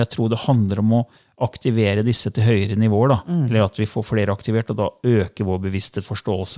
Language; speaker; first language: Norwegian; native; Norwegian